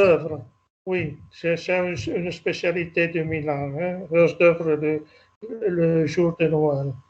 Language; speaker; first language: French; non-native, learner; Italian